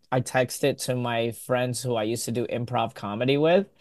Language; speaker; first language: English; native; English